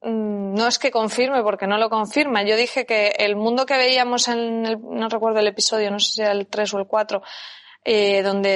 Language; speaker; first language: Spanish; native; Spanish